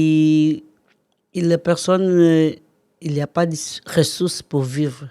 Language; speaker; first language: French; non-native, learner; Portuguese